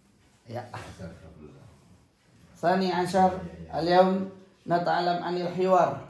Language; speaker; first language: Arabic; non-native, fluent; Indonesian